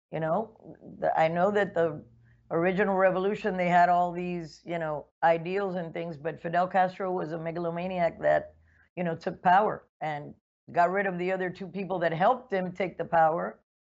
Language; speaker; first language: English; early bilingual, other home language; Spanish